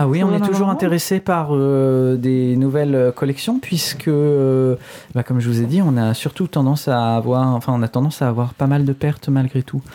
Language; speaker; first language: French; native; French